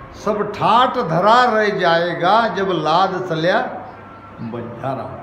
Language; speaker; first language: Hindi; non-native, local second language; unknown